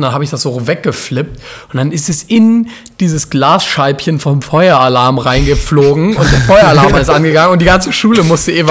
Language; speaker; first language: German; native; German